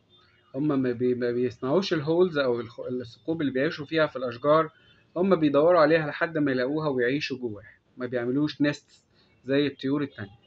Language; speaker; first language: Arabic; native; Arabic